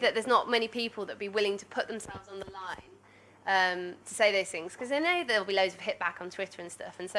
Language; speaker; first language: English; native; English